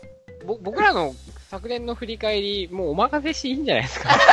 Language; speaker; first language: Japanese; native; Japanese